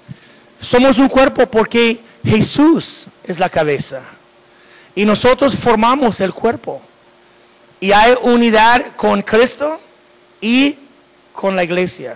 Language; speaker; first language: Spanish; non-native, fluent; English